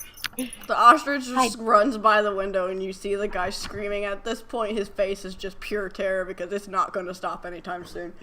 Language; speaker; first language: English; native; English